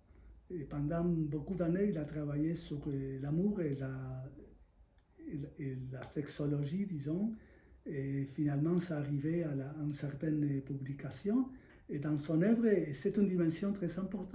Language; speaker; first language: French; non-native, fluent; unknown